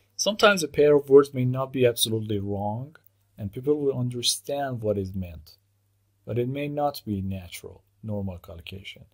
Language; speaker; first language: English; non-native, fluent; Persian